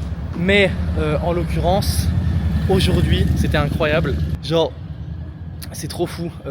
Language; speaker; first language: French; native; French